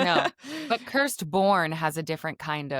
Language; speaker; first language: English; native; English